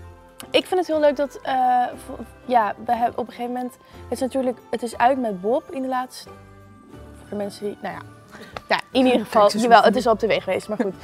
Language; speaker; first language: Dutch; native; Dutch